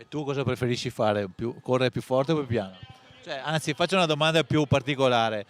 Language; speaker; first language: Italian; native; Italian